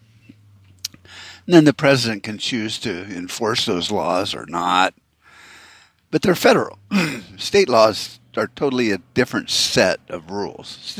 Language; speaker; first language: English; native; English